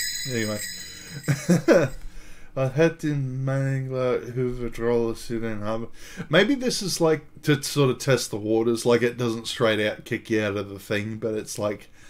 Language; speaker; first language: English; native; English